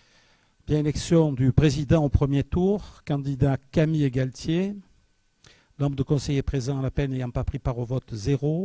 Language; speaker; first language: French; native; French